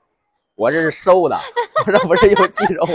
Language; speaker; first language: Chinese; native; Chinese